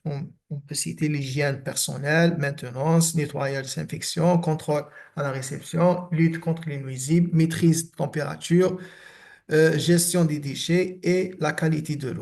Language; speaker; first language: French; non-native, local second language; Arabic